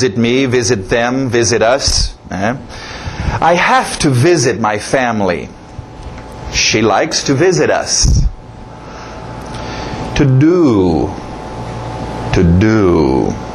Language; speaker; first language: English; non-native, fluent; Portuguese